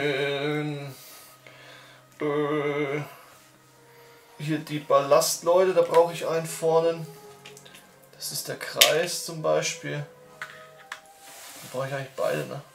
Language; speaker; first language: German; native; German